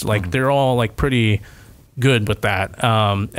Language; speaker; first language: English; native; English